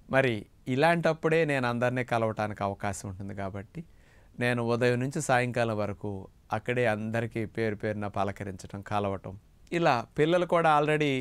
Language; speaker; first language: Telugu; native; Telugu